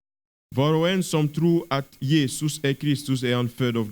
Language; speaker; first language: Swedish; non-native, fluent; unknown